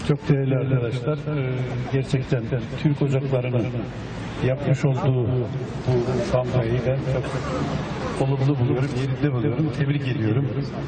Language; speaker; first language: Turkish; native; Turkish